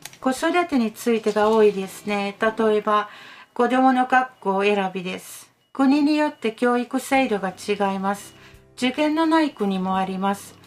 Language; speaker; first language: Japanese; non-native, fluent; Finnish